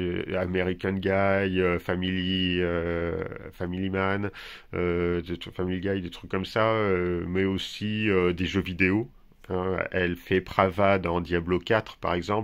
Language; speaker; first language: French; native; French